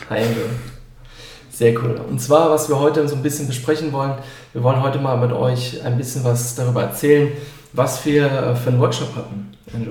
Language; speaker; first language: German; native; German